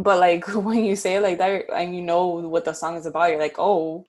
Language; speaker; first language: English; early bilingual, other home language; Spanish